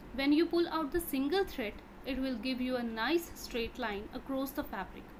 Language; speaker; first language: English; non-native, local second language; Punjabi